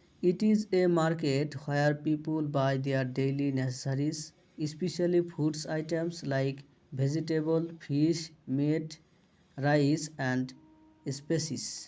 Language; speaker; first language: English; non-native, local second language; Bangla